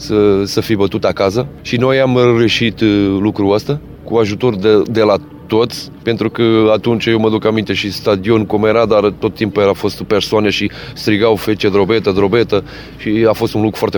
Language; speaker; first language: Romanian; non-native, fluent; Portuguese